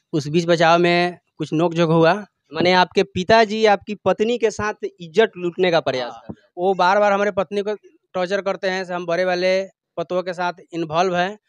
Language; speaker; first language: Hindi; native; Hindi